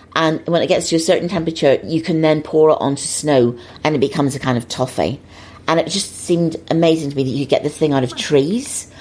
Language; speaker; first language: English; native; English